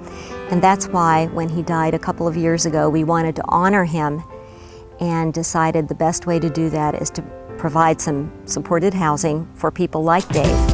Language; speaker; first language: English; native; English